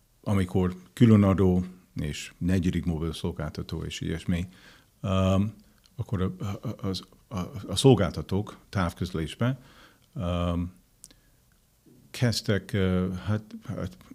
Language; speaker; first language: Hungarian; non-native, fluent; English